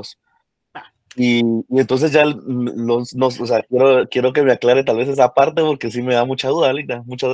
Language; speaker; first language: Spanish; native; Spanish